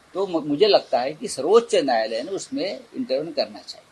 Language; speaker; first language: Hindi; non-native, local second language; Marathi